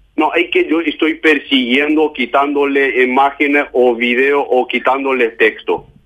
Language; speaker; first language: Spanish; non-native, fluent; German